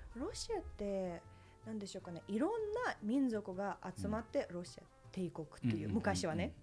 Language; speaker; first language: Japanese; non-native, fluent; Russian